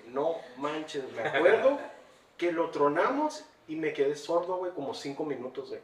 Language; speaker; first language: Spanish; early bilingual, heritage; Spanish